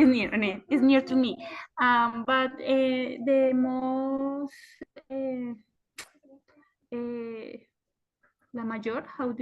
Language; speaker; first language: English; non-native, learner; Spanish